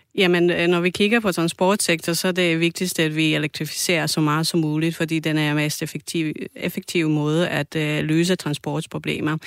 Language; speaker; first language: Danish; non-native, fluent; Croatian